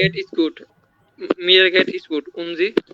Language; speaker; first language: German; non-native, learner; Bangla